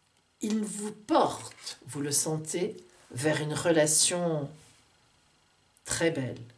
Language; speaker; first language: French; native; French